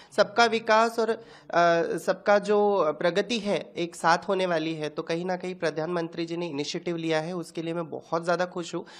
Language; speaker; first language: Hindi; non-native, local second language; Marathi